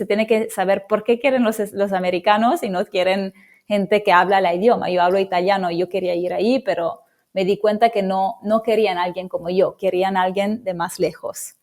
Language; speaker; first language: Spanish; non-native, fluent; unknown